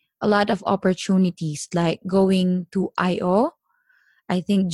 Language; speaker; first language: English; non-native, local second language; Filipino